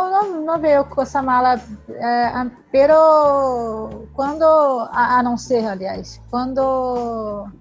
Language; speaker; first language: Spanish; non-native, learner; Portuguese